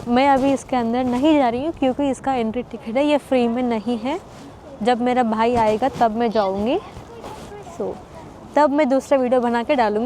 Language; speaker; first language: Hindi; non-native, local second language; Telugu